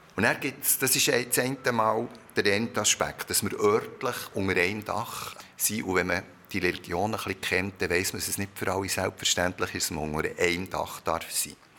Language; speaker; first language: German; early bilingual, other home language; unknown